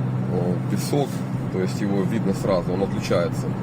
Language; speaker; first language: Russian; native; Russian